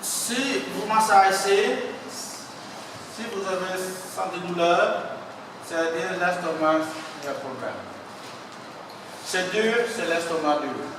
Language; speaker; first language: French; non-native, learner; Vietnamese